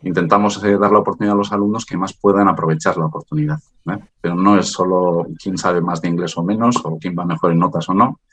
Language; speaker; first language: Spanish; non-native, local second language; Basque